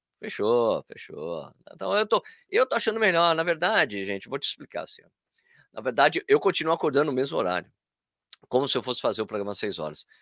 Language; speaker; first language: Portuguese; native; Portuguese